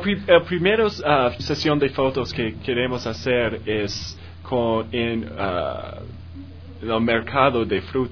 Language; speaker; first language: Spanish; non-native, learner; English